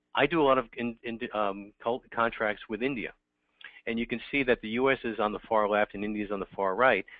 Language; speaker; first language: English; native; English